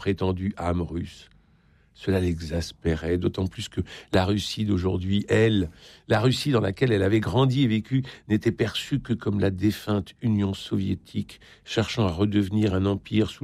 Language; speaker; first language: French; native; French